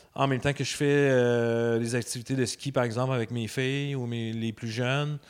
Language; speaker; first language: French; native; French